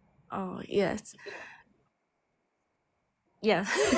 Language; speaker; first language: English; non-native, learner; Thai